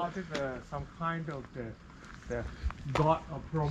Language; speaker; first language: English; non-native, learner; Japanese